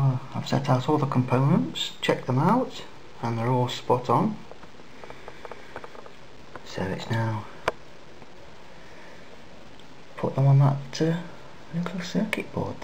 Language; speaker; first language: English; native; English